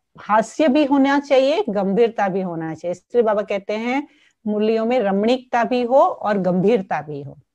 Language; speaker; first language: Hindi; non-native, local second language; Gujarati